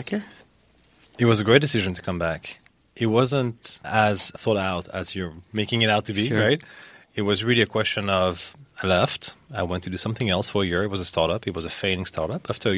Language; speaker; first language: English; non-native, fluent; French